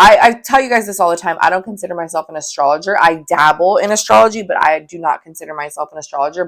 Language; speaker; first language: English; native; English